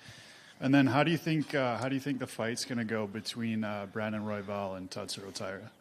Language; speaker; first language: English; native; English